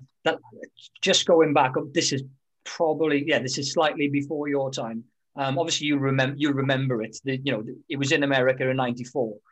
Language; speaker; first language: English; native; English